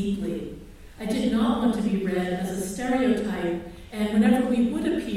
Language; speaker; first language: English; early bilingual, other home language; Filipino